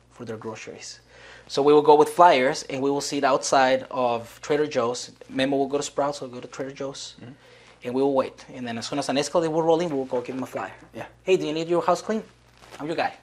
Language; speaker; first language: English; non-native, fluent; Spanish